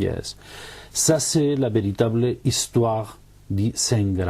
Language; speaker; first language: French; non-native, fluent; Spanish